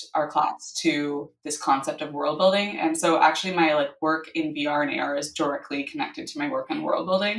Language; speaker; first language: English; native; English